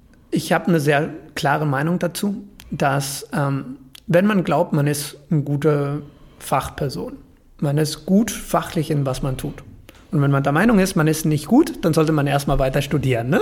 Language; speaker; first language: German; non-native, fluent; Spanish